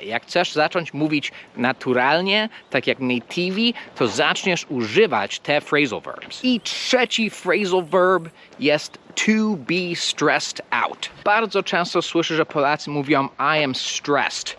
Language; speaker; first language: Polish; non-native, fluent; English